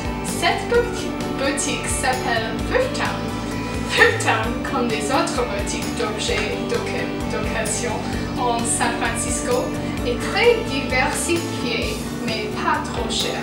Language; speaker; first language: French; non-native, learner; English